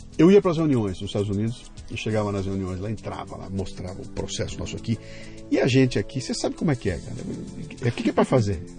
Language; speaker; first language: Portuguese; native; Portuguese